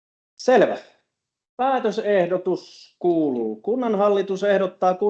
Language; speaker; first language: Finnish; native; Finnish